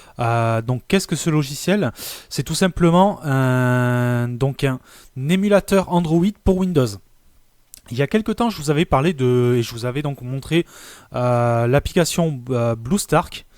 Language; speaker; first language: French; native; French